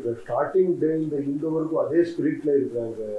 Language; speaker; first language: Tamil; non-native, learner; Kannada